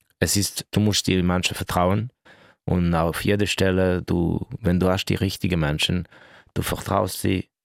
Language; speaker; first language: German; non-native, local second language; French